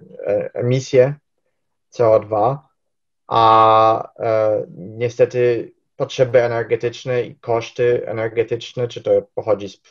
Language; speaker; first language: Polish; early bilingual, heritage; Polish